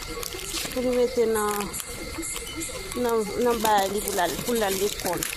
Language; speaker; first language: French; non-native, learner; Haitian Creole